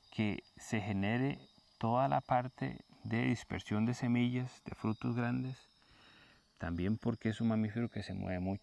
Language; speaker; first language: Spanish; native; Spanish